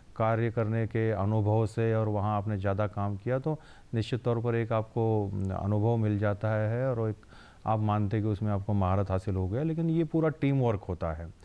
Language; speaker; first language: Hindi; non-native, local second language; Marathi